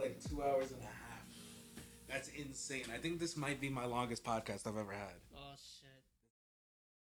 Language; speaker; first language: English; early bilingual, other home language; Spanish